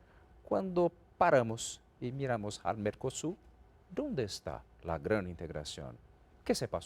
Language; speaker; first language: Spanish; non-native, fluent; Portuguese